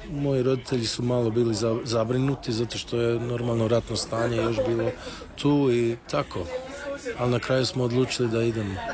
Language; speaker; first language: Croatian; early bilingual, heritage; Croatian